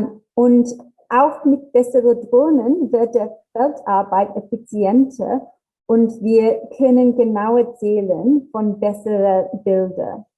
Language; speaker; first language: German; non-native, learner; English